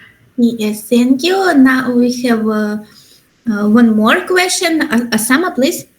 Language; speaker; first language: English; non-native, learner; Ukrainian